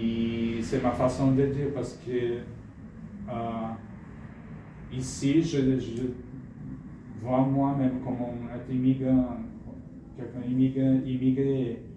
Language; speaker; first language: French; non-native, fluent; Portuguese